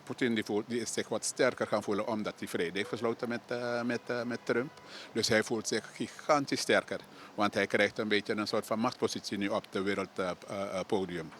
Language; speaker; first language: Dutch; native; Dutch